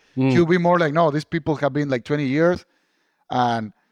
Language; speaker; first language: English; non-native, fluent; Spanish